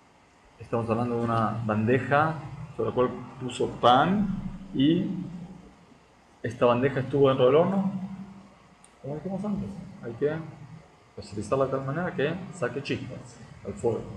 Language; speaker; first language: Spanish; native; Spanish